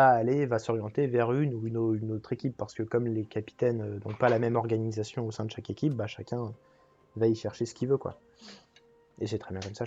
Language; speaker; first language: French; native; French